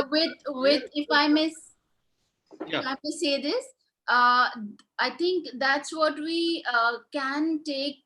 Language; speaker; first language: English; non-native, local second language; Hindi